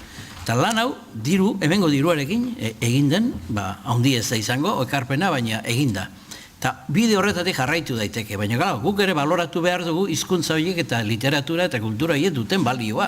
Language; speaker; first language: Basque; native; Basque